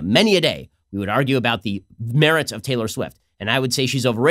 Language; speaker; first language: English; native; English